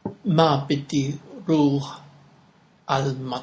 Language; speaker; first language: Arabic; non-native, learner; English